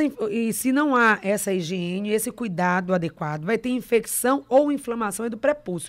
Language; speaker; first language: Portuguese; native; Portuguese